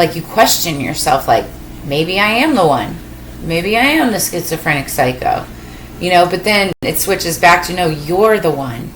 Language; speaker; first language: English; native; English